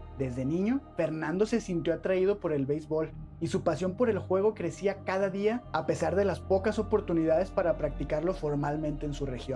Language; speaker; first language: Spanish; native; Spanish